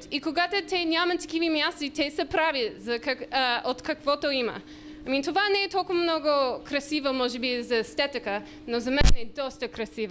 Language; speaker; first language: Bulgarian; non-native, learner; English